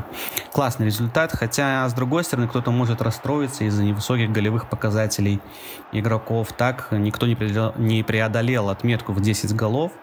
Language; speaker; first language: Russian; native; Russian